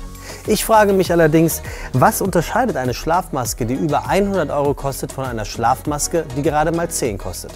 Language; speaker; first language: German; native; German